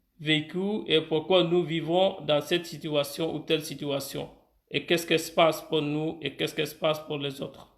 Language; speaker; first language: French; non-native, fluent; Arabic